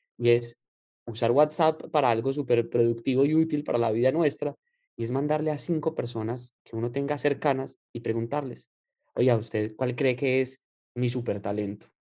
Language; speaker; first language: Spanish; native; Spanish